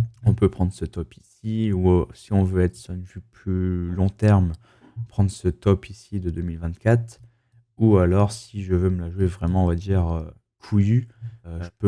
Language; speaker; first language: French; native; French